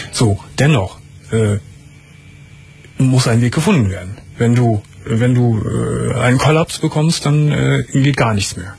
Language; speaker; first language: German; native; German